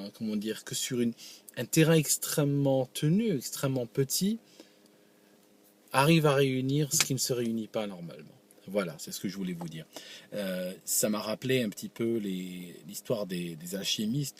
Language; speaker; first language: French; non-native, local second language; Arabic